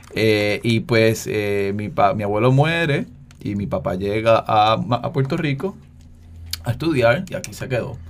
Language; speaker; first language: Spanish; native; Spanish